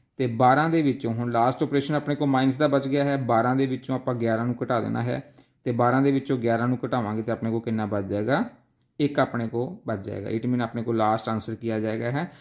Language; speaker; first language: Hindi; non-native, local second language; Punjabi